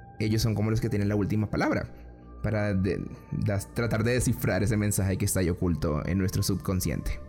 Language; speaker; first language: Spanish; native; Spanish